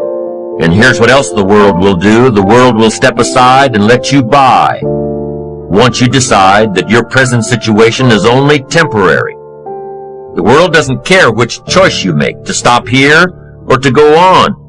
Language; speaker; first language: English; native; English